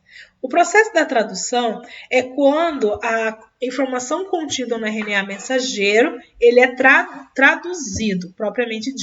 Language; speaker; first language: Portuguese; native; Portuguese